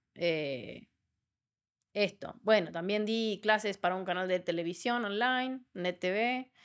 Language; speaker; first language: Spanish; native; Spanish